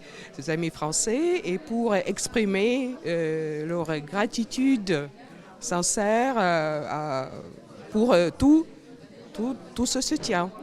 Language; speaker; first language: French; non-native, fluent; Ukrainian